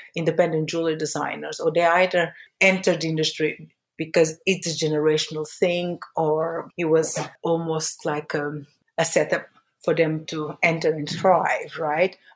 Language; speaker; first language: English; early bilingual, other home language; Portuguese